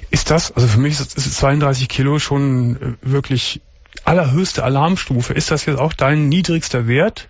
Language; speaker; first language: German; native; German